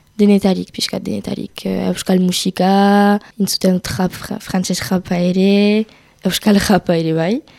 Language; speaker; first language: Basque; non-native, local second language; French